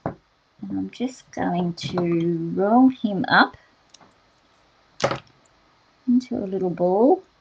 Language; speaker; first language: English; native; English